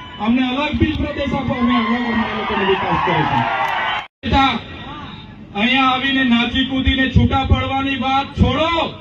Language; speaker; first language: Gujarati; non-native, local second language; Vasavi